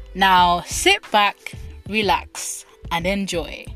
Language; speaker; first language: English; non-native, local second language; Igbo